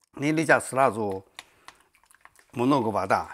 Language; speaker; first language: Russian; non-native, learner; Chinese